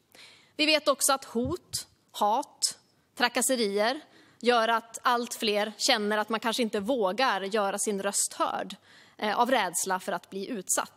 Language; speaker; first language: Swedish; native; Swedish